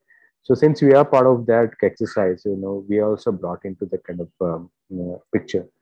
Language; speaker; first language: English; non-native, local second language; Malayalam